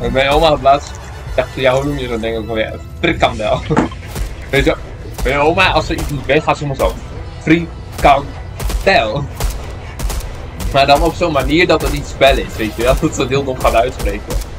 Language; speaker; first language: Dutch; native; Dutch